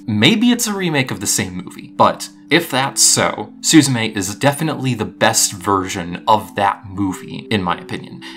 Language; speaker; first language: English; native; English